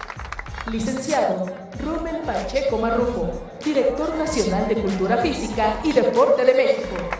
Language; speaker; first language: Spanish; native; Spanish